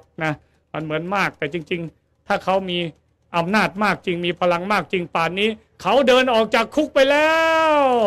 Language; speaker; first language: Thai; native; Thai